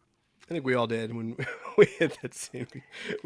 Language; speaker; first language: English; native; English